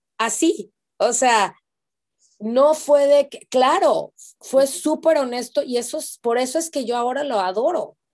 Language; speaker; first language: Spanish; native; Spanish